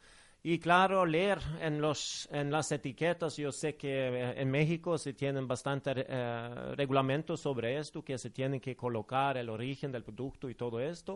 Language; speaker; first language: Spanish; non-native, fluent; Norwegian